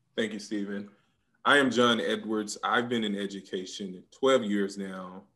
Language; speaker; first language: English; native; English